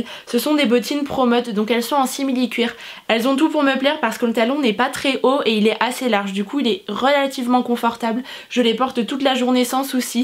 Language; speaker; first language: French; native; French